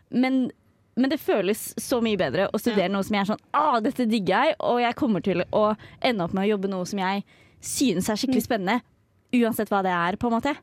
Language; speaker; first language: Norwegian; native; Norwegian